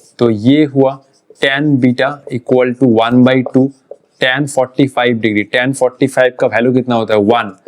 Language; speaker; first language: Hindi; non-native, local second language; Bangla